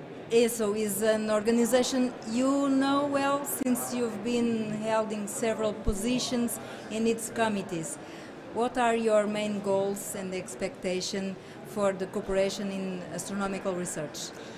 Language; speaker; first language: English; non-native, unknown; Portuguese